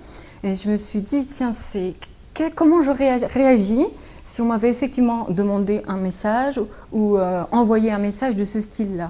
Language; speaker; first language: French; native; French